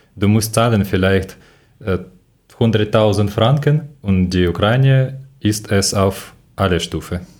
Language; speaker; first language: German; non-native, learner; Ukrainian